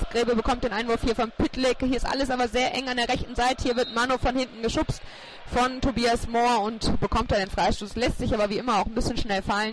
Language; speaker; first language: German; native; German